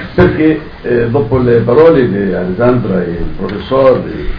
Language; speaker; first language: Italian; non-native, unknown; Arabic